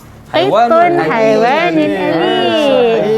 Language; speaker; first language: Arabic; non-native, fluent; Malay